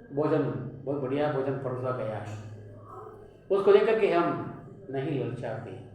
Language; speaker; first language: Hindi; non-native, local second language; Tamil